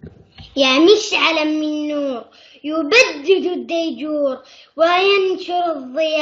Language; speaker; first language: Arabic; native; Arabic